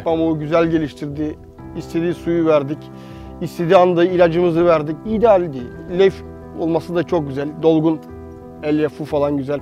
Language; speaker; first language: Turkish; native; Turkish